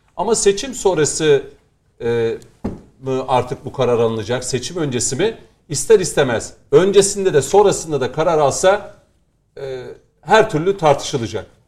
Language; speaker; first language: Turkish; native; Turkish